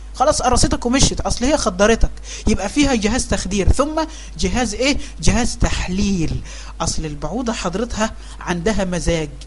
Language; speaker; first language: Arabic; native; Arabic